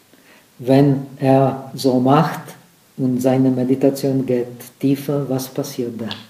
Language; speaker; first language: German; non-native, fluent; Czech